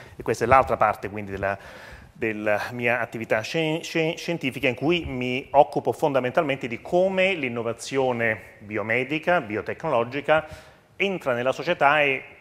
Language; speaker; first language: Italian; native; Italian